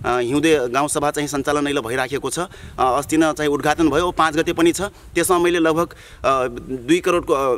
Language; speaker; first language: Nepali; non-native, local second language; Dangaura Tharu